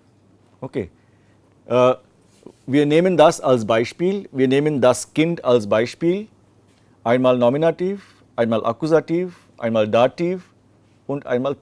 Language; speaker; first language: German; non-native, fluent; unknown